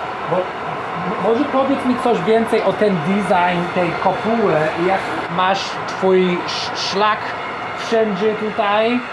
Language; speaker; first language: Polish; non-native, learner; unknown